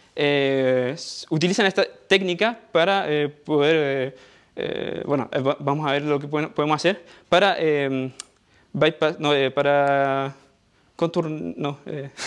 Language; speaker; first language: Spanish; native; Spanish